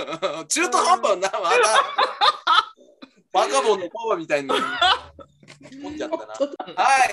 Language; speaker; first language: Japanese; native; Japanese